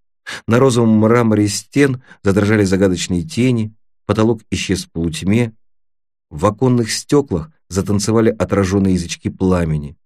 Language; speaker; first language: Russian; native; Russian